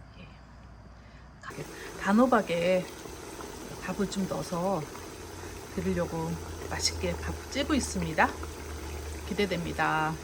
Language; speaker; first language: Korean; native; Korean